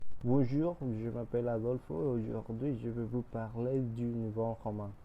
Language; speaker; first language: French; non-native, learner; Spanish